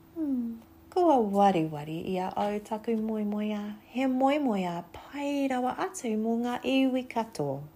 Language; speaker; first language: Māori; non-native, local second language; English